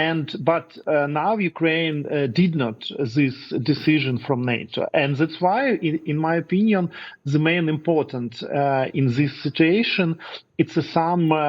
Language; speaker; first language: English; non-native, learner; Ukrainian